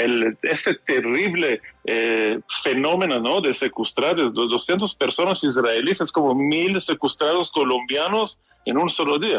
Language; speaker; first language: Spanish; non-native, fluent; Hebrew